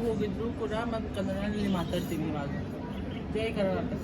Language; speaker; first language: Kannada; non-native, learner; Manipuri